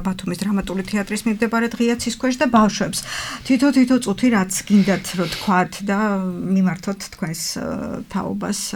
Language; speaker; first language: Georgian; native; Georgian